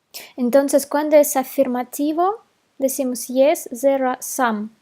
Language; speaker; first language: Spanish; non-native, fluent; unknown